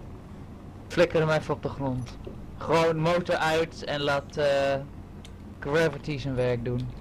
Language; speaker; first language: Dutch; native; Dutch